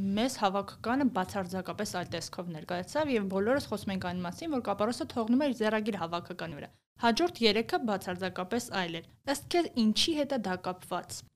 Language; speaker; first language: Armenian; native; Armenian